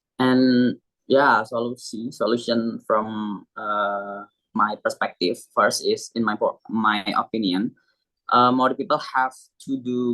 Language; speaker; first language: English; non-native, learner; Indonesian